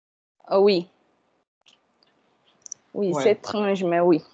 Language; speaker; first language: French; non-native, fluent; Portuguese